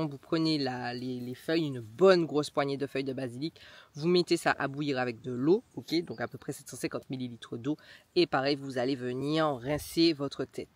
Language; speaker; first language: French; native; French